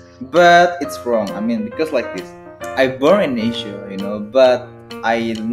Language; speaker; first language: English; non-native, learner; Indonesian